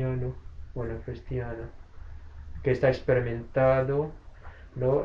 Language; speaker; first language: Spanish; non-native, fluent; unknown